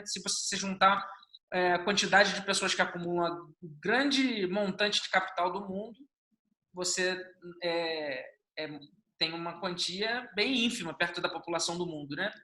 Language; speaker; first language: Portuguese; native; Portuguese